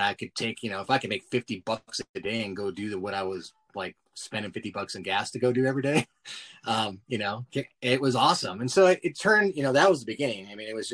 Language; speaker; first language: English; native; English